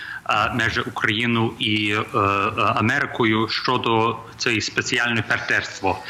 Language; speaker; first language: Ukrainian; early bilingual, heritage; Ukrainian